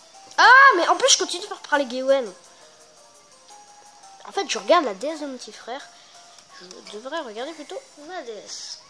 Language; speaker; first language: French; native; French